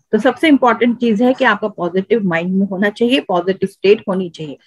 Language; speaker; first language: Hindi; native; Hindi